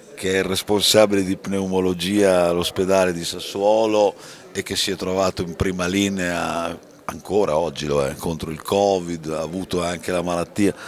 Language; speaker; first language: Italian; native; Italian